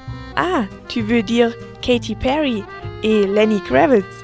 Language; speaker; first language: French; non-native, fluent; German